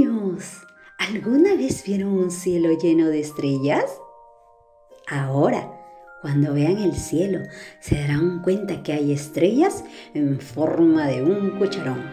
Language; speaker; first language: Spanish; native; Spanish